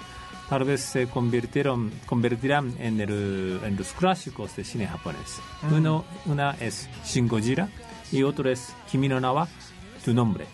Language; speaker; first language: Spanish; non-native, fluent; Japanese